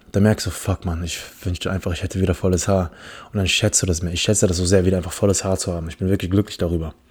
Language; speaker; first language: German; early bilingual, other home language; English